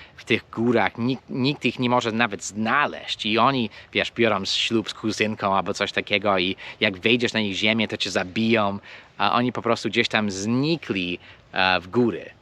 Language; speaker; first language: Polish; non-native, fluent; English